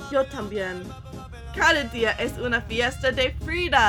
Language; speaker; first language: Spanish; non-native, learner; English